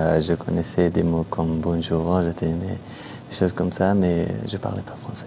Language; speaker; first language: French; non-native, learner; Persian